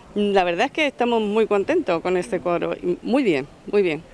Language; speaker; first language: Spanish; native; Spanish